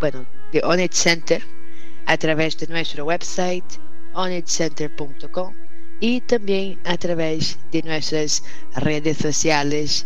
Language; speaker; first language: Spanish; non-native, fluent; Portuguese